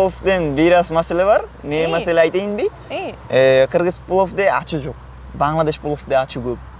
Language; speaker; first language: Kyrgyz; non-native, learner; Bangla